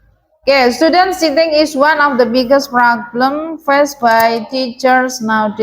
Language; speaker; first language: English; non-native, fluent; Indonesian